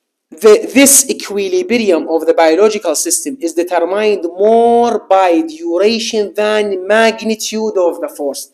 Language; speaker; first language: English; non-native, fluent; Arabic